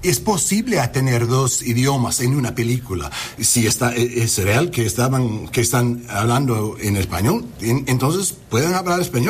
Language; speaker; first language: Spanish; early bilingual, heritage; English